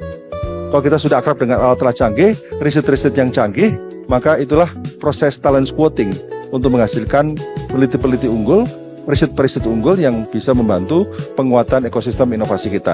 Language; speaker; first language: Indonesian; native; Indonesian